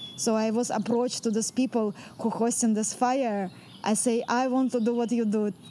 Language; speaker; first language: English; non-native, fluent; Russian